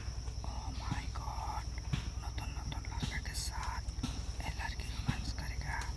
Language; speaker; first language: Hindi; non-native, learner; Bangla